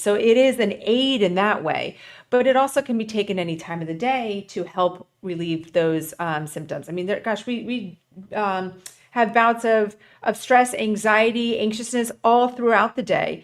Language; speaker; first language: English; native; English